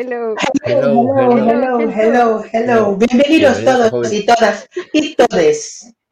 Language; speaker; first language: Spanish; non-native, learner; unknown